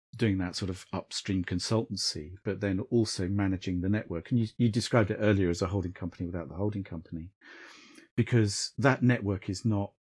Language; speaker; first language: English; native; English